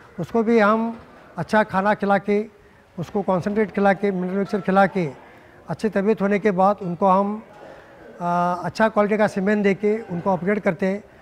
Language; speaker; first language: Hindi; non-native, local second language; Marathi